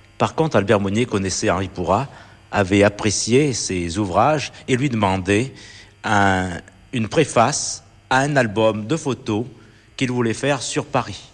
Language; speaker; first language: French; native; French